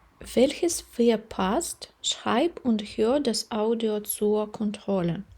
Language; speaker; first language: German; non-native, fluent; Ukrainian